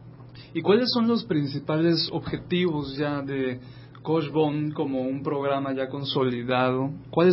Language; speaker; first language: Spanish; native; Spanish